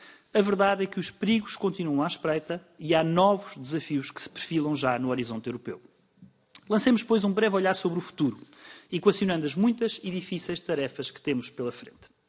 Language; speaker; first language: Portuguese; native; Portuguese